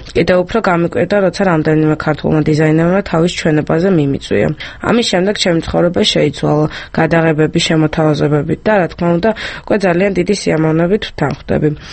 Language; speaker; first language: Georgian; early bilingual, other home language; French